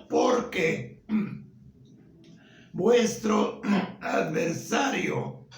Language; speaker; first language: Spanish; native; Spanish